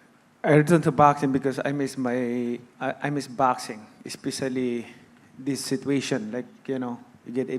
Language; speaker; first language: English; non-native, local second language; Cebuano